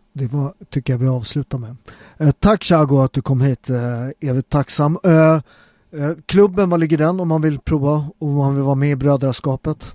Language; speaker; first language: Swedish; native; Swedish